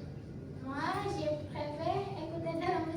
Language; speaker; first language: French; non-native, learner; Indonesian